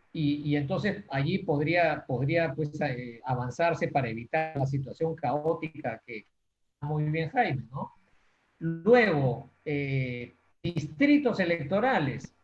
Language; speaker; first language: Spanish; native; Spanish